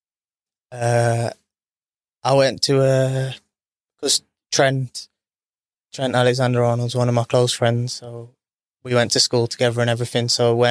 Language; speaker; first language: English; native; English